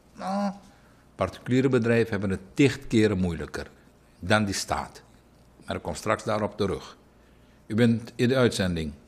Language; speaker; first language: Dutch; native; Dutch